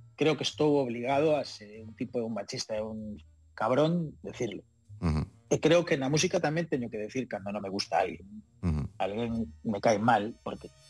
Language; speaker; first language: Galician; non-native, learner; Spanish